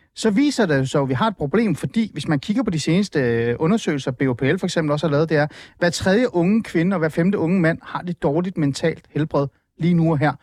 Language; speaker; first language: Danish; early bilingual, other home language; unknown